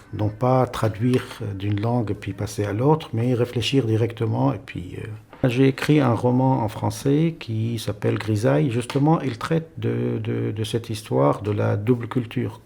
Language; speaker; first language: French; non-native, fluent; Arabic